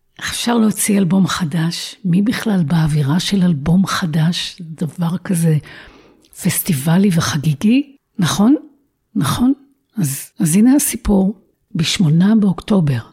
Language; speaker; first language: Hebrew; native; Hebrew